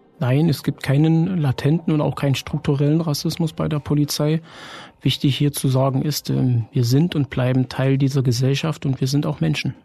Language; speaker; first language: German; native; German